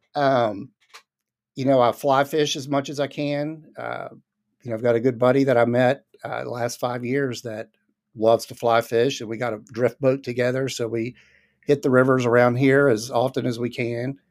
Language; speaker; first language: English; native; English